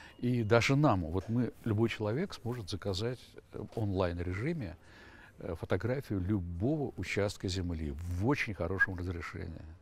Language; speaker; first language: Russian; native; Russian